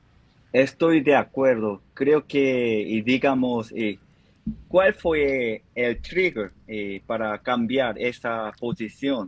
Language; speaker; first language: Spanish; non-native, fluent; Korean